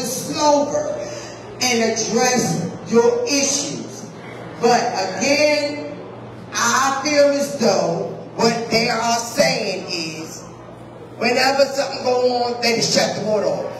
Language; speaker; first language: English; native; English